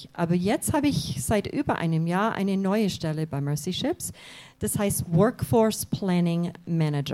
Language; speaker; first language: German; non-native, fluent; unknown